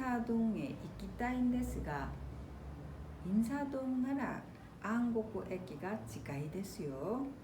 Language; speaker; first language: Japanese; non-native, fluent; Korean